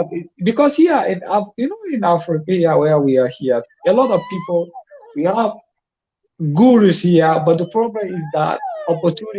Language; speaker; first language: English; non-native, fluent; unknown